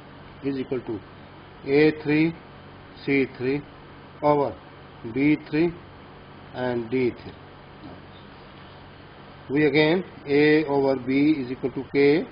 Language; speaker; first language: English; non-native, local second language; Urdu